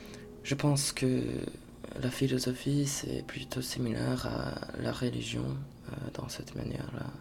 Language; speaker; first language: French; non-native, fluent; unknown